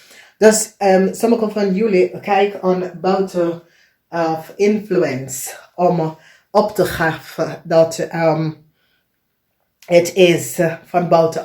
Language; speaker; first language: Dutch; non-native, fluent; English